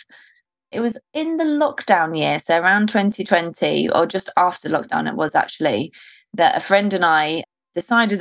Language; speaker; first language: English; native; English